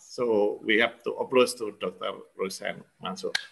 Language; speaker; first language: English; non-native, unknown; Indonesian